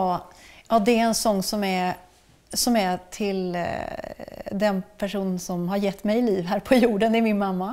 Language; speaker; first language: Swedish; native; Swedish